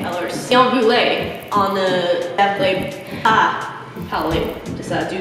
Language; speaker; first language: French; non-native, learner; English